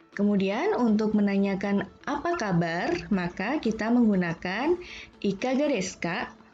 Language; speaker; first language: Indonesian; native; Indonesian